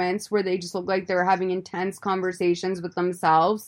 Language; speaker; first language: English; native; English